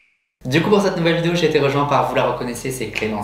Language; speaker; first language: French; native; French